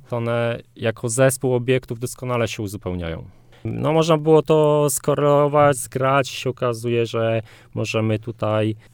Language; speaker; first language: Polish; native; Polish